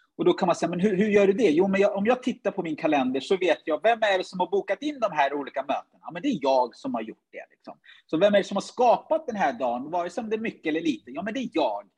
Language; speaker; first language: Swedish; early bilingual, other home language; Ganda